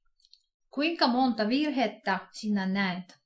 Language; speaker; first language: Finnish; non-native, fluent; Russian